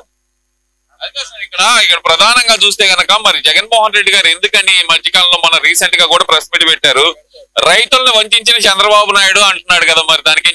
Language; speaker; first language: Telugu; native; Telugu